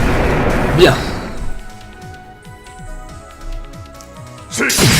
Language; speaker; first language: French; native; French